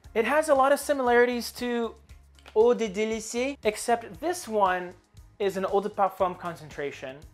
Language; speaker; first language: English; native; English